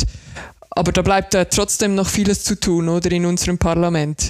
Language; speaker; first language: German; native; German